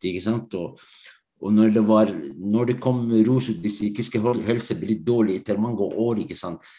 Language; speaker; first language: Norwegian; non-native, fluent; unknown